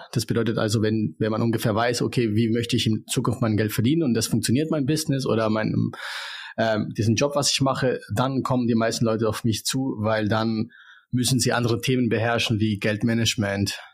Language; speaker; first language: German; early bilingual, other home language; Spanish